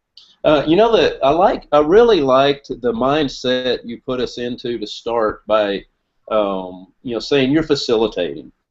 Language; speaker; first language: English; native; English